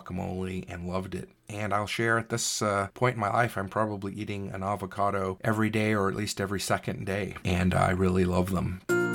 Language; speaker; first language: English; native; English